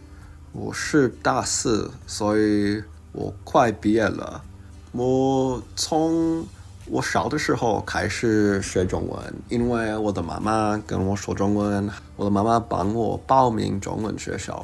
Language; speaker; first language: Chinese; early bilingual, heritage; English